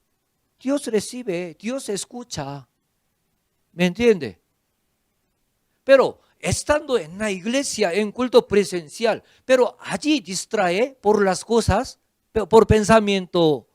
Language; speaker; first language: Spanish; non-native, fluent; Korean